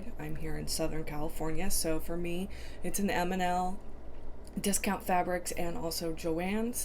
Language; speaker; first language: English; native; English